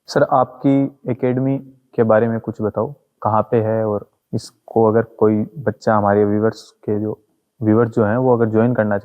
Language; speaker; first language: Hindi; native; Hindi